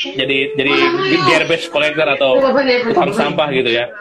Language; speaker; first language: Indonesian; non-native, local second language; Sundanese